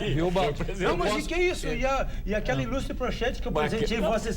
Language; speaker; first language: Portuguese; native; Portuguese